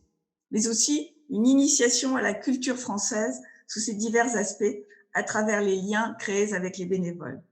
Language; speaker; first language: French; native; French